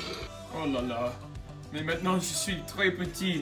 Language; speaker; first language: French; non-native, learner; English